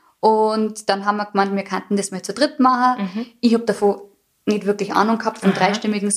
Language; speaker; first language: German; native; German